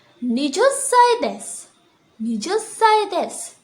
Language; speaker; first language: Japanese; non-native, learner; Sinhala